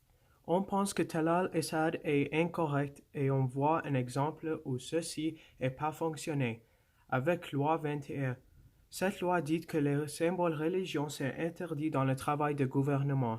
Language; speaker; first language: French; non-native, local second language; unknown